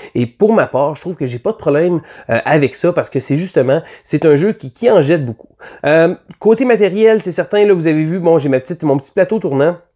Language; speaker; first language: French; native; French